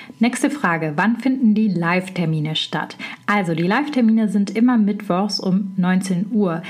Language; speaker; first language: German; native; German